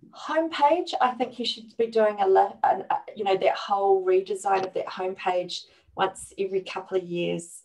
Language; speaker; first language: English; native; English